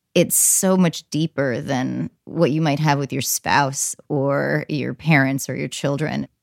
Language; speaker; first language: English; native; English